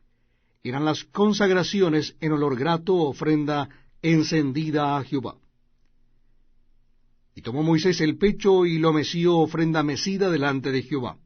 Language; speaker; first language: Spanish; native; Spanish